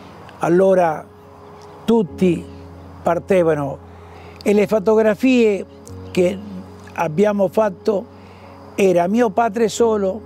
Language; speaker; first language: Italian; early bilingual, heritage; Italian